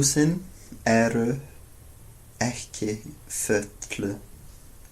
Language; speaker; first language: Icelandic; non-native, learner; English